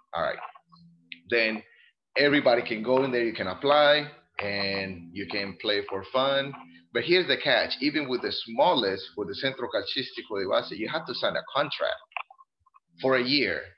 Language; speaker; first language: English; non-native, fluent; Spanish